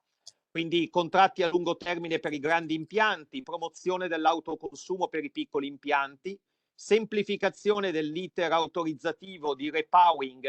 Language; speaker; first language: Italian; native; Italian